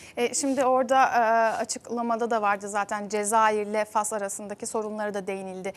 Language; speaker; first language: Turkish; native; Turkish